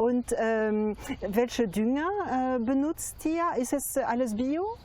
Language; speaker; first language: German; non-native, fluent; French